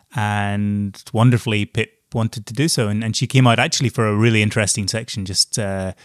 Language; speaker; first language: English; native; English